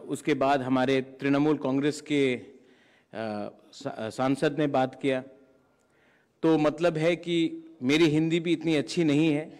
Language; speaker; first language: Hindi; non-native, local second language; Kok Borok